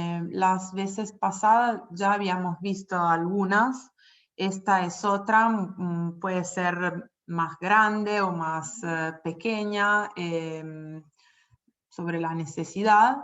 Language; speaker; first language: Spanish; non-native, fluent; Italian